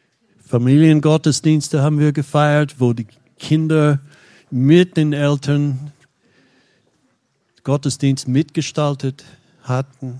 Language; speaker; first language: German; non-native, fluent; English